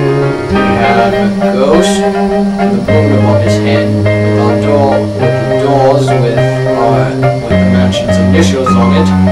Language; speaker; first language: English; native; English